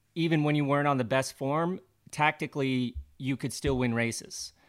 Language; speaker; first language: English; native; English